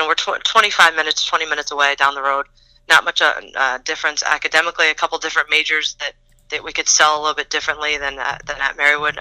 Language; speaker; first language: English; native; English